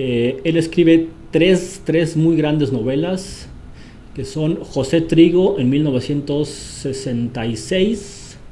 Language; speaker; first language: Spanish; native; Spanish